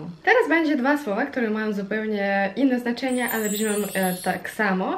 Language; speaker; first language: Polish; non-native, fluent; Russian